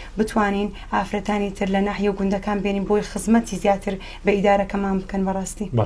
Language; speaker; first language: Central Kurdish; native; Central Kurdish